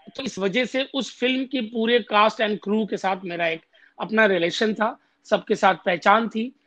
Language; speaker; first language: Hindi; native; Hindi